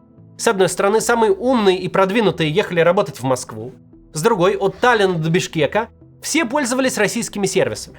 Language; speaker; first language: Russian; native; Russian